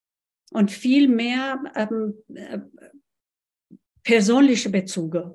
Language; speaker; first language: German; non-native, fluent; Persian